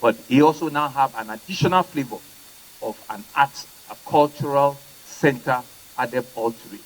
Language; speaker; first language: English; non-native, local second language; Yoruba